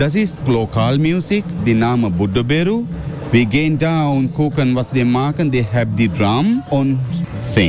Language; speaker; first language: German; non-native, learner; Sinhala